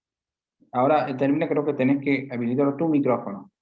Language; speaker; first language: Spanish; native; Spanish